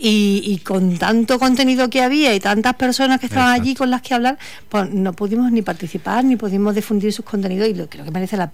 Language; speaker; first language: Spanish; native; Spanish